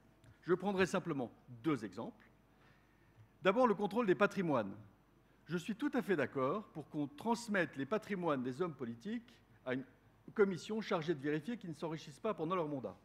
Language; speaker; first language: French; native; French